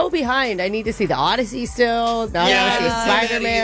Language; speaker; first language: English; native; English